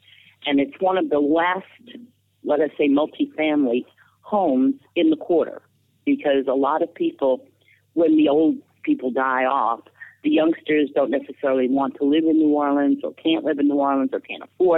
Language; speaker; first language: English; native; English